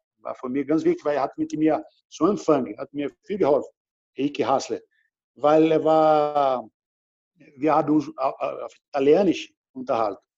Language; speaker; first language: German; non-native, learner; Portuguese